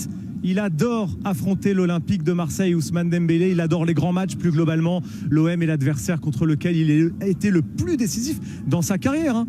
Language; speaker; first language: French; native; French